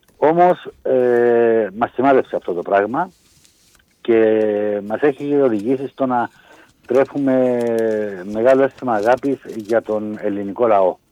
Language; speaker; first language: Greek; native; Greek